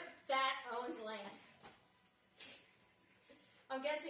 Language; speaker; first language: English; native; English